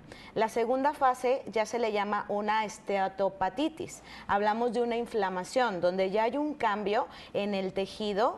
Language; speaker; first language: Spanish; native; Spanish